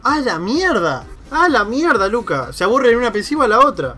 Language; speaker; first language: Spanish; native; Spanish